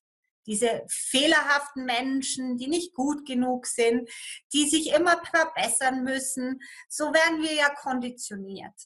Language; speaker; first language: German; native; German